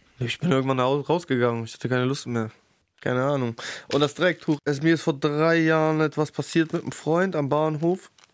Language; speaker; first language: German; early bilingual, other home language; Russian